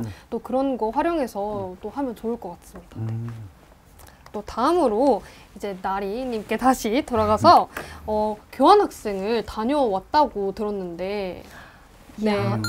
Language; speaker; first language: Korean; native; Korean